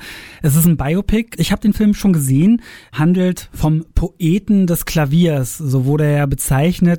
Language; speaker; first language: German; native; German